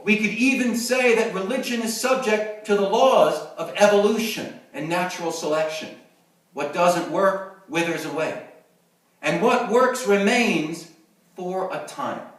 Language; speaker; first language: English; native; English